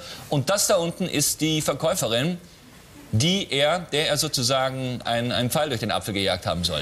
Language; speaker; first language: German; native; German